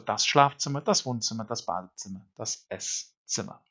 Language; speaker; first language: German; non-native, fluent; English